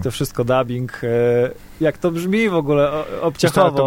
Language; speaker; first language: Polish; native; Polish